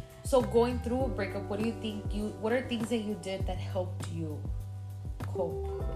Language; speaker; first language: English; early bilingual, other home language; Spanish